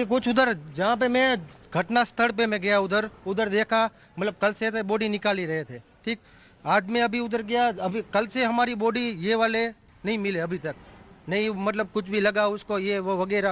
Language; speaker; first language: Hindi; non-native, local second language; Gujarati